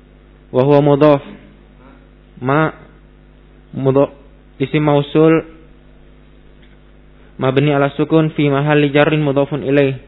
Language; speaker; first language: Arabic; non-native, learner; Indonesian